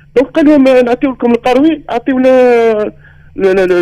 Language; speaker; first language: French; non-native, local second language; Arabic